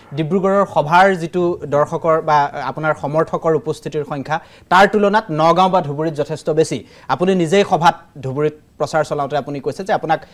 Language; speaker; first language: Assamese; native; Assamese